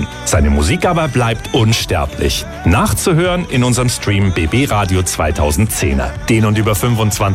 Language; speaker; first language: German; native; German